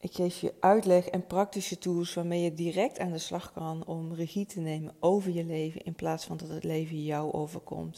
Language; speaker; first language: Dutch; native; Dutch